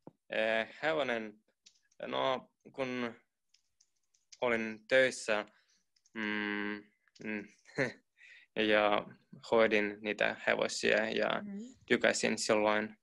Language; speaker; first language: Finnish; non-native, learner; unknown